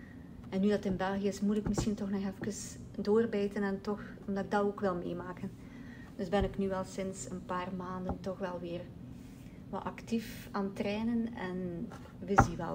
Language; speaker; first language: Dutch; native; Dutch